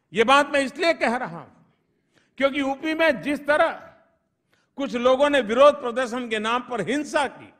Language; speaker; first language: Hindi; non-native, local second language; Gujarati